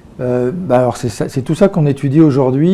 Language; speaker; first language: French; native; French